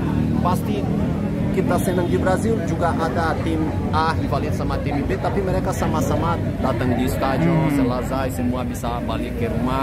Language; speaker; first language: Indonesian; non-native, fluent; Portuguese